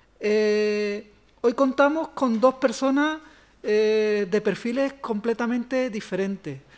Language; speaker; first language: Spanish; native; Spanish